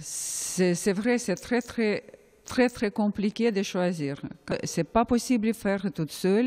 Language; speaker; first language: French; non-native, fluent; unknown